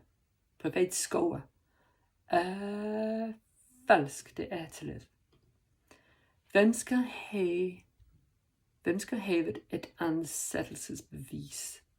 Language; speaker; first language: Danish; non-native, learner; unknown